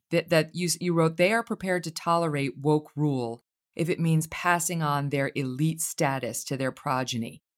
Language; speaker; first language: English; native; English